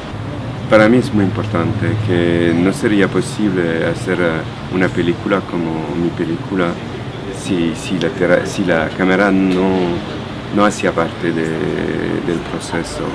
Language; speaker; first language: Spanish; non-native, fluent; French